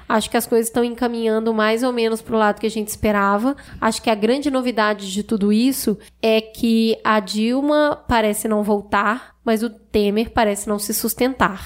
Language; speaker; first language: Portuguese; native; Portuguese